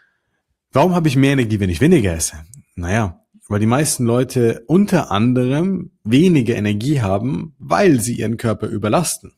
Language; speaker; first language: German; native; German